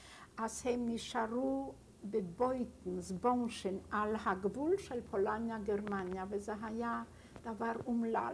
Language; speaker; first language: Hebrew; non-native, fluent; Yiddish